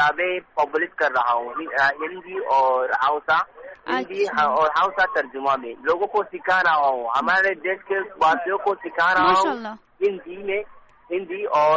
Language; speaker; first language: Hindi; non-native, learner; Hausa